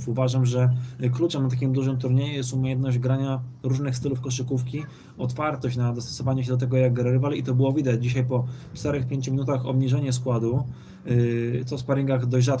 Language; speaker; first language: Polish; native; Polish